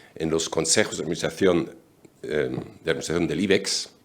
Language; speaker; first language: Spanish; non-native, fluent; German